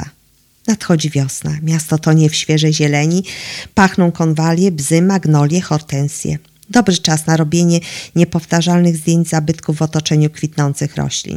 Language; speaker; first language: Polish; native; Polish